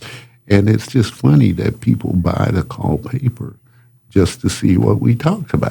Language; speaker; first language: English; native; English